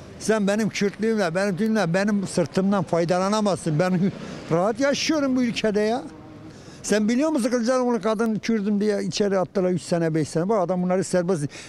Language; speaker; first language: Turkish; non-native, local second language; Kurdish